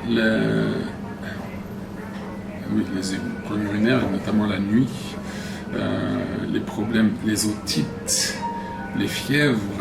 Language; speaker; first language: French; non-native, fluent; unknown